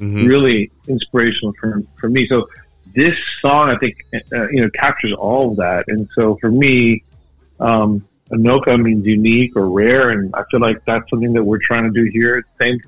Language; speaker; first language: English; native; English